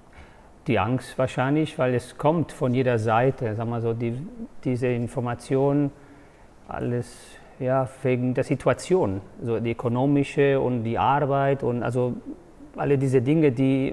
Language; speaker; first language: German; non-native, fluent; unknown